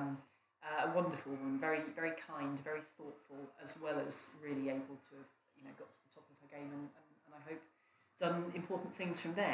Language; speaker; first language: English; native; English